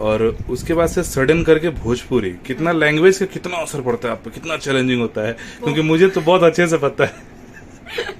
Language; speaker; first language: Hindi; native; Hindi